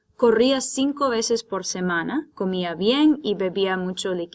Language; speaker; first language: Spanish; non-native, fluent; English